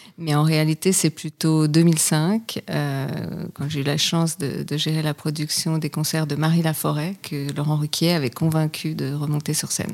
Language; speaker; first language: French; native; French